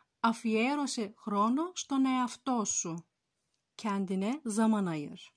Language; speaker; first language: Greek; non-native, fluent; Turkish